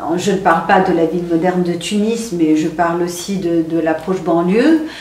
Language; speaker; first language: French; non-native, local second language; Arabic